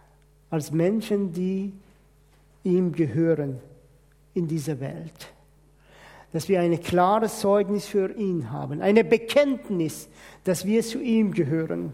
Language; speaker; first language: German; non-native, fluent; Persian